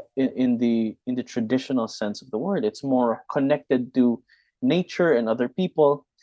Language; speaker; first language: English; non-native, local second language; Hiligaynon